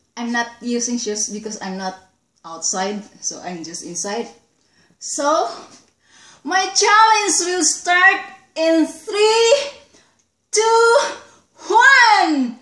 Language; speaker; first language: English; non-native, local second language; Cebuano